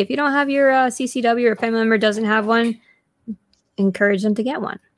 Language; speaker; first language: English; early bilingual, other home language; Spanish